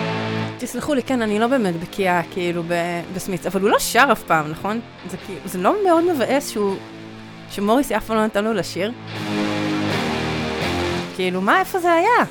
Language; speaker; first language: Hebrew; native; Hebrew